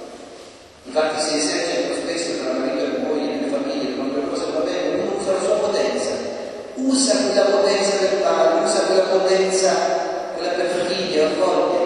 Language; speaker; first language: Italian; native; Italian